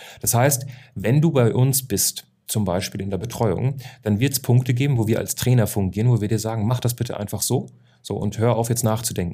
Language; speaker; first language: German; native; German